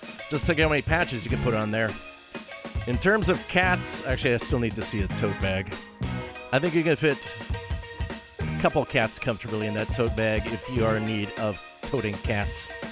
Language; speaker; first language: English; native; English